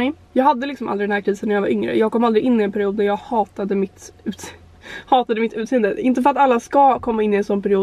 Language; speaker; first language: Swedish; native; Swedish